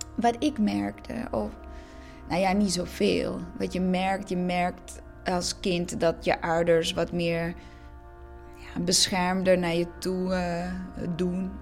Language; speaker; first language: Dutch; non-native, fluent; Croatian